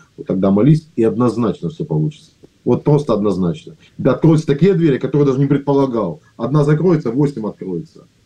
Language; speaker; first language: Russian; native; Russian